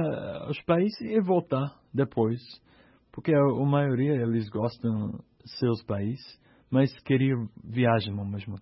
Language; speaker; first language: Portuguese; non-native, learner; English